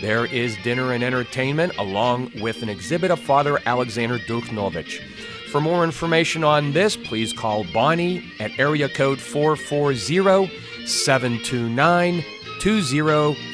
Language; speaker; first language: English; native; English